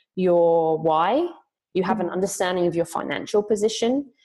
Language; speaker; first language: English; native; English